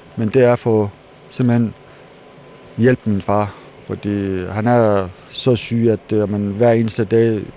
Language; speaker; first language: Danish; early bilingual, other home language; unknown